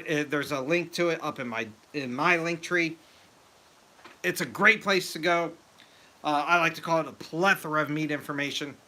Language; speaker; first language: English; native; English